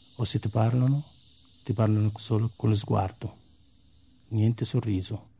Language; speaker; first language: Italian; non-native, fluent; Arabic